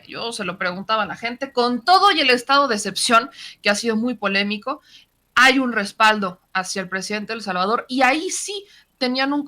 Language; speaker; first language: Spanish; native; Spanish